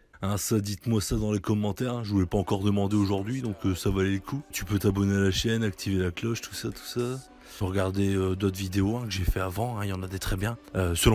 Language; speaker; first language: French; native; French